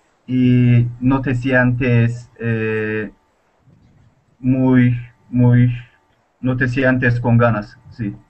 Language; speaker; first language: Spanish; non-native, learner; Turkish